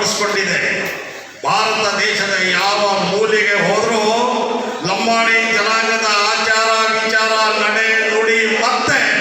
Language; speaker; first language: Kannada; non-native, local second language; Lambadi